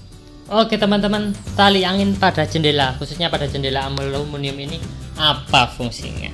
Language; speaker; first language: Indonesian; native; Indonesian